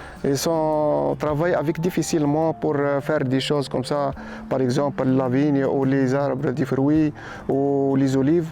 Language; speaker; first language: French; non-native, learner; Arabic